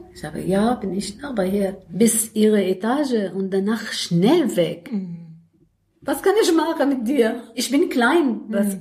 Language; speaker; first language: German; non-native, learner; Arabic